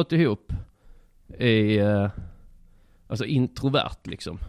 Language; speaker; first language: Swedish; native; Swedish